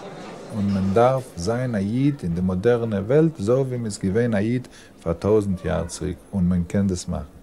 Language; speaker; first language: German; non-native, learner; Yiddish